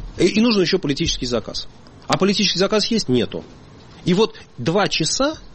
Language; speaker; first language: Russian; native; Russian